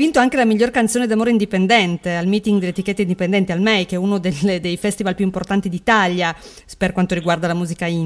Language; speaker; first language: Italian; native; Italian